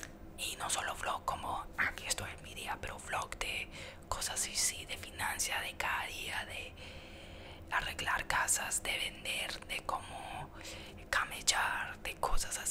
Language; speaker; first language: Spanish; early bilingual, heritage; Spanish